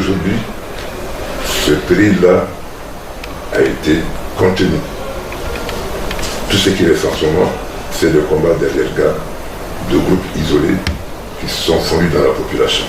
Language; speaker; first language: French; non-native, local second language; Bambara